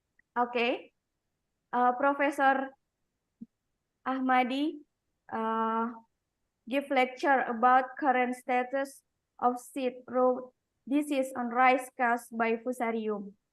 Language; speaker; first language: English; non-native, learner; Indonesian